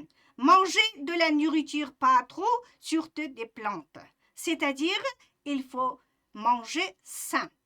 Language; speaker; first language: French; non-native, fluent; Uzbek